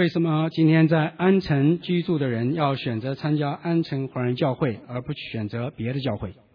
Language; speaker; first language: Chinese; native; Chinese